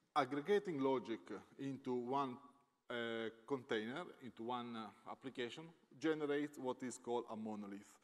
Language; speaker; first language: English; non-native, fluent; Italian